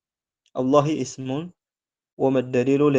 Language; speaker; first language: Arabic; non-native, fluent; Indonesian